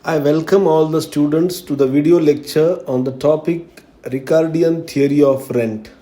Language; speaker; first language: English; non-native, local second language; Marathi